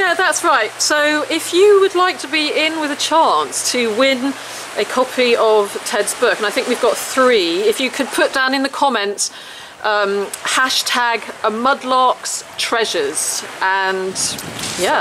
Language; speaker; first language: English; native; English